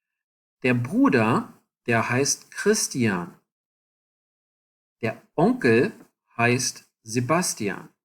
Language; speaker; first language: German; non-native, fluent; English